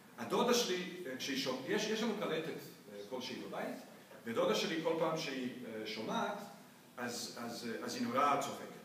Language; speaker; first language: Hebrew; non-native, fluent; Bosnian